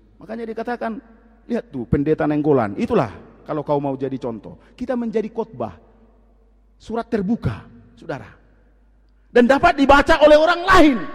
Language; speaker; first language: Indonesian; non-native, local second language; Batak Toba